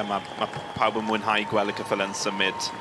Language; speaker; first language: Welsh; native; Welsh